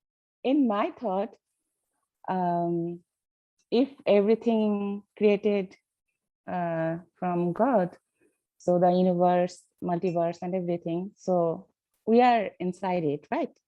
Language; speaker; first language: English; non-native, learner; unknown